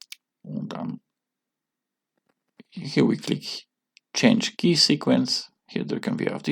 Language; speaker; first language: German; non-native, learner; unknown